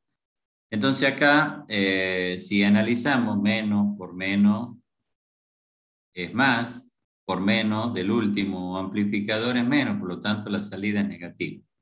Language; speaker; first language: Spanish; native; Spanish